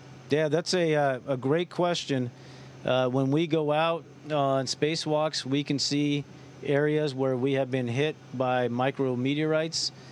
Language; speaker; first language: English; early bilingual, other home language; Spanish